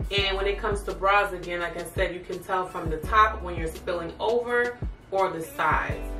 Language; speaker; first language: English; native; English